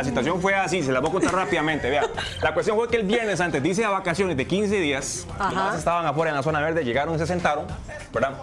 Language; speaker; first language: Spanish; native; Spanish